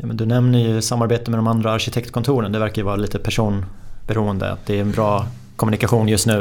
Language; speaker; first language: Swedish; native; Swedish